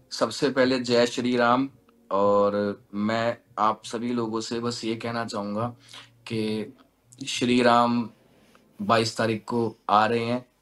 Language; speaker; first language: Hindi; native; Hindi